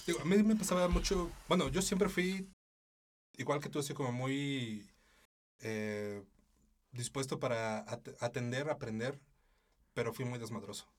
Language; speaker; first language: Spanish; native; Spanish